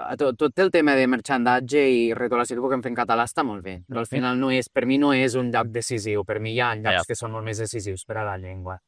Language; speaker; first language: Catalan; early bilingual, other home language; Portuguese